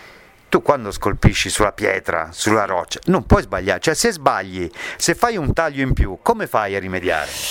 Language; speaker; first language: Italian; native; Italian